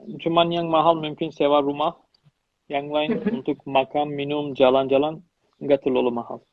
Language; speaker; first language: Indonesian; non-native, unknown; Turkish